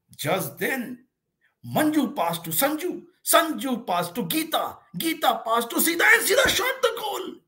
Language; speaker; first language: English; non-native, local second language; Hindi